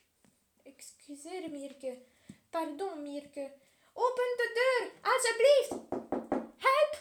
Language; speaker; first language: Dutch; non-native, learner; French